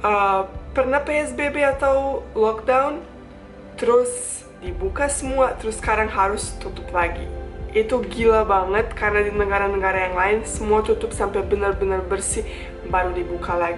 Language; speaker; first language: Indonesian; non-native, fluent; Bosnian